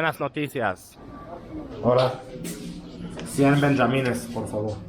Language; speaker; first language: Spanish; non-native, learner; Hebrew